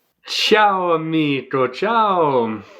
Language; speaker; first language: Italian; non-native, learner; English